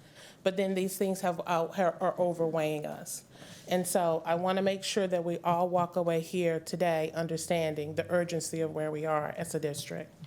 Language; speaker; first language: English; native; English